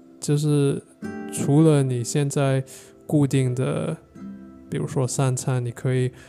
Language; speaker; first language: Chinese; non-native, learner; English